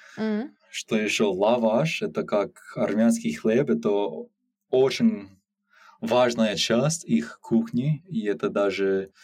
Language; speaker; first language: Russian; non-native, learner; English